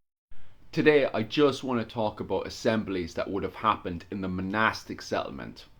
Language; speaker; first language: English; native; English